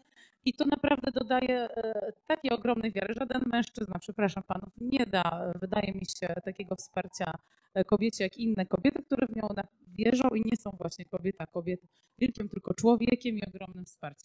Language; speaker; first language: Polish; native; Polish